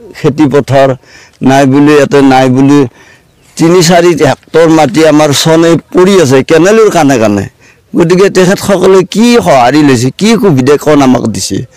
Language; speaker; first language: Assamese; native; Assamese